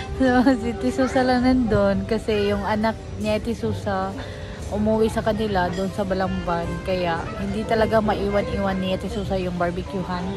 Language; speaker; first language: Filipino; non-native, local second language; Cebuano